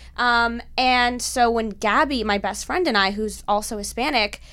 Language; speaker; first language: English; native; English